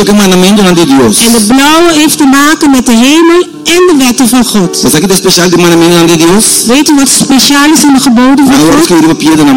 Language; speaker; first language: Dutch; non-native, fluent; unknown